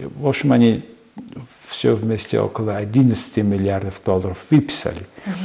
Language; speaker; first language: Russian; non-native, fluent; Mongolian